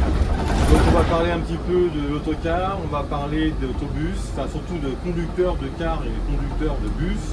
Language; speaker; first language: French; native; French